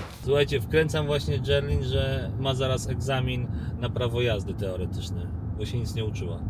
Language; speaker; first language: Polish; native; Polish